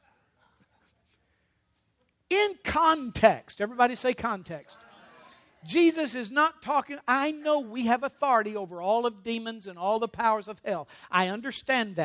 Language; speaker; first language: English; native; English